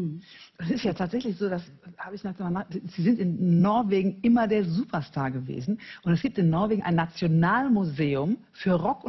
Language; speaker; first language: German; native; German